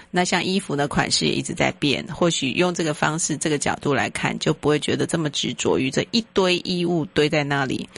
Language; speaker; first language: Chinese; native; Chinese